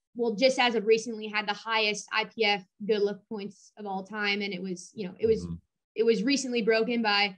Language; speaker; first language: English; native; English